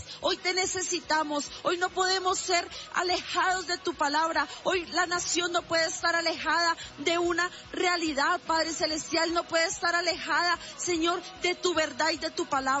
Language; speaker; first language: Spanish; native; Spanish